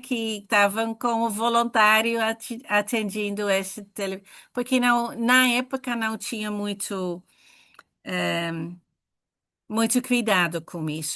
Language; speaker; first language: Portuguese; non-native, fluent; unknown